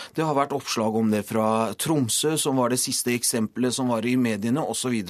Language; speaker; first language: Norwegian; early bilingual, other home language; Persian